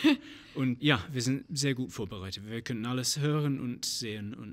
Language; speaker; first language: German; non-native, fluent; English